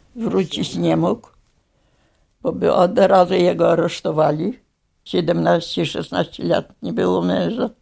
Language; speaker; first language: Polish; native; Polish